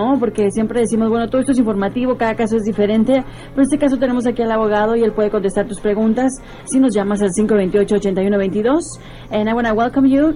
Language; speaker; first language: Spanish; native; Spanish